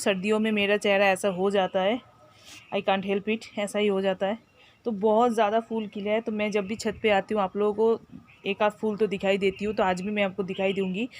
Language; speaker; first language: Hindi; non-native, local second language; Bangla